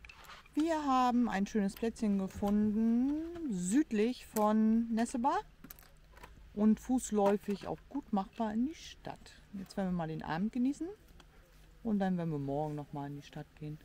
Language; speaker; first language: German; native; German